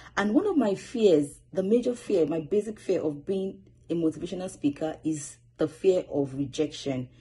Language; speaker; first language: English; non-native, local second language; Yoruba